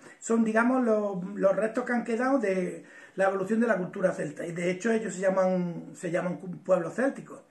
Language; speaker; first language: Spanish; native; Spanish